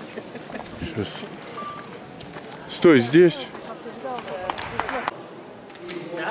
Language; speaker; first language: Russian; native; Russian